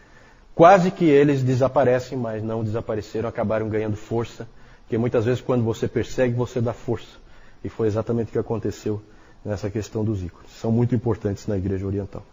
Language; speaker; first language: Portuguese; native; Portuguese